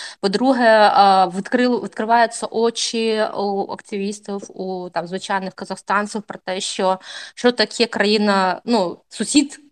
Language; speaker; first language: Ukrainian; non-native, fluent; Russian